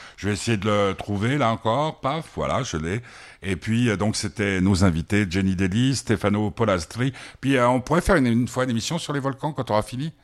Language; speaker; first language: French; native; French